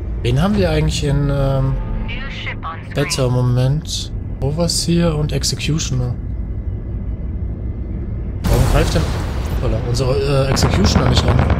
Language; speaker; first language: German; native; German